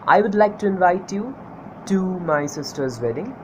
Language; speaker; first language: English; non-native, local second language; Bangla